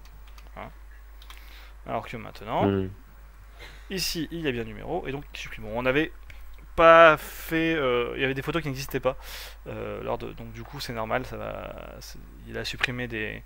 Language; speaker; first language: French; native; French